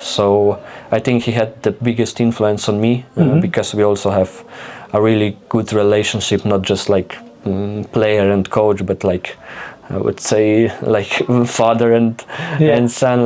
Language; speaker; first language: English; non-native, fluent; Slovenian